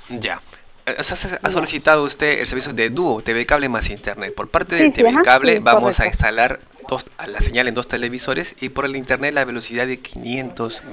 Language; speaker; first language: Spanish; native; Spanish